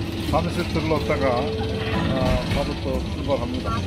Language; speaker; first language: Korean; native; Korean